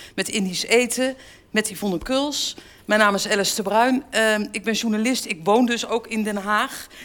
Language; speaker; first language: Dutch; native; Dutch